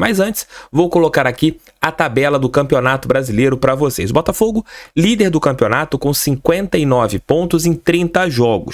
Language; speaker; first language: Portuguese; native; Portuguese